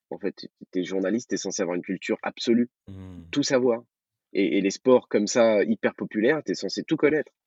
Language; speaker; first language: French; early bilingual, other home language; Arabic